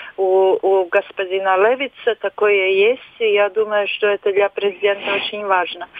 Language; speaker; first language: Russian; non-native, local second language; Latvian